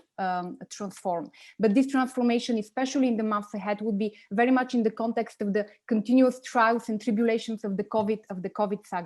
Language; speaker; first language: English; non-native, fluent; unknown